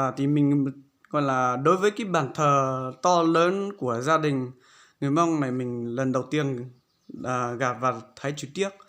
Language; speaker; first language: Vietnamese; non-native, local second language; Hmong